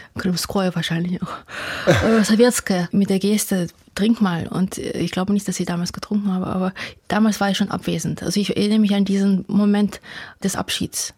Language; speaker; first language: German; non-native, fluent; Russian